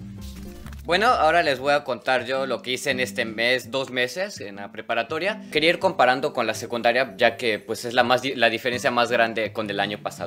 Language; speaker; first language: Spanish; early bilingual, other home language; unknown